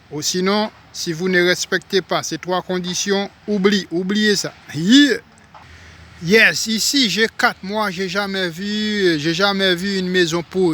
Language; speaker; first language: French; non-native, local second language; Haitian Creole